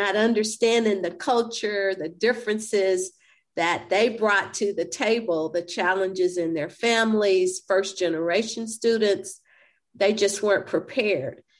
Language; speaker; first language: English; native; English